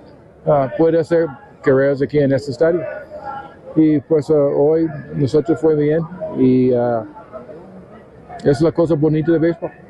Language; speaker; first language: Spanish; non-native, learner; English